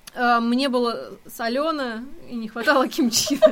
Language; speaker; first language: Russian; native; Russian